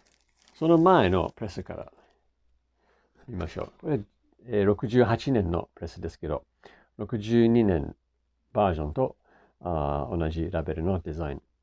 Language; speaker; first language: Japanese; non-native, fluent; English